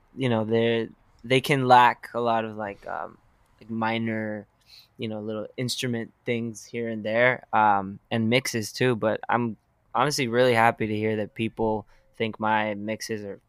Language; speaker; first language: English; early bilingual, other home language; Spanish